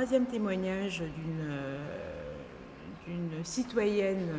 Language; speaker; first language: French; native; French